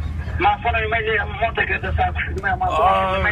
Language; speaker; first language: Finnish; non-native, learner; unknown